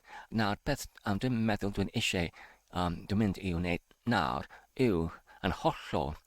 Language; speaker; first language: Welsh; non-native, learner; Polish